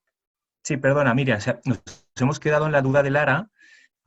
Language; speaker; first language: Spanish; native; Spanish